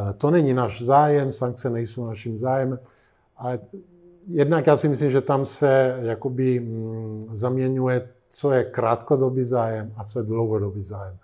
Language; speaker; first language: Czech; non-native, fluent; Italian